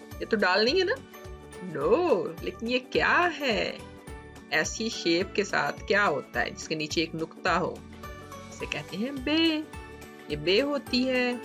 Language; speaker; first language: Urdu; native; Urdu